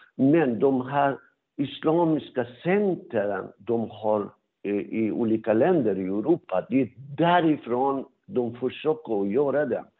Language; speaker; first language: Swedish; non-native, fluent; Persian